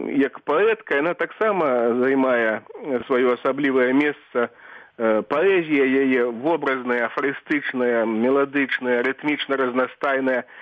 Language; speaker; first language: Belarusian; native; Belarusian